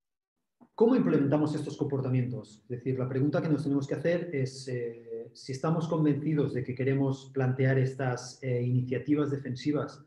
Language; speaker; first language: Spanish; native; Spanish